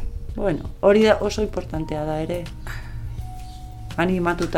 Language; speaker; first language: Basque; non-native, learner; Spanish